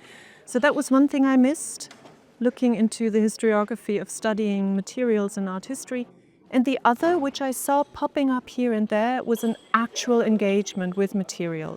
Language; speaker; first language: English; non-native, fluent; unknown